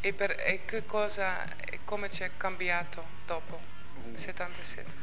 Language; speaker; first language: Italian; non-native, learner; Dutch